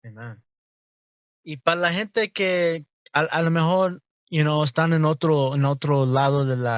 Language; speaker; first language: Spanish; non-native, learner; English